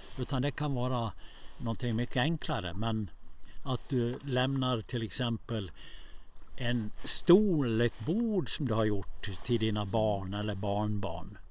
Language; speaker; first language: Swedish; native; Swedish